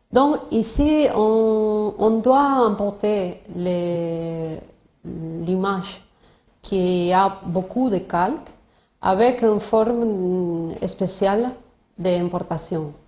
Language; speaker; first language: French; non-native, fluent; Spanish